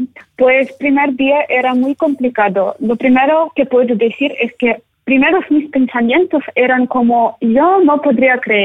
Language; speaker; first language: Spanish; non-native, learner; Ukrainian